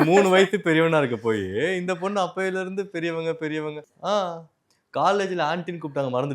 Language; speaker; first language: Tamil; native; Tamil